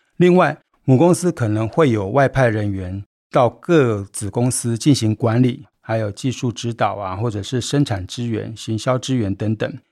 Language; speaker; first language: Chinese; native; Chinese